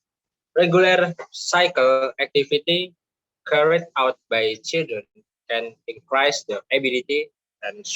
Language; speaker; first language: English; non-native, learner; Indonesian